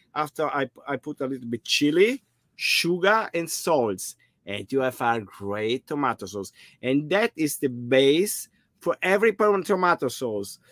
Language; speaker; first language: English; non-native, learner; German